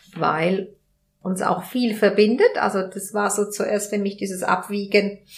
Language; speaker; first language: German; non-native, fluent; Spanish